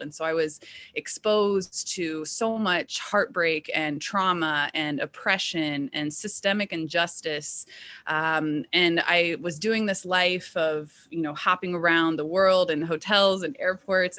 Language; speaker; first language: English; native; English